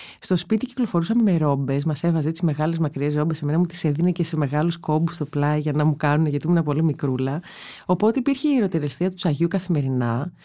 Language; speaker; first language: Greek; native; Greek